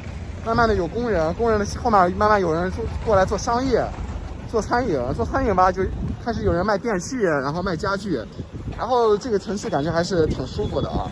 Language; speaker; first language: Chinese; native; Chinese